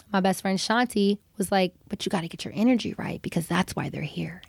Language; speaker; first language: English; native; English